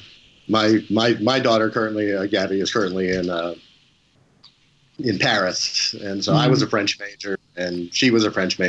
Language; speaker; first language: English; native; English